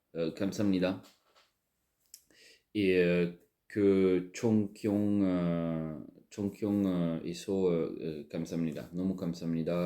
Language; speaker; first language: Korean; non-native, learner; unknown